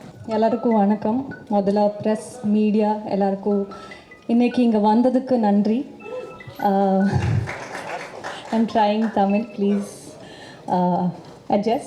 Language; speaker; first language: Tamil; non-native, learner; Kannada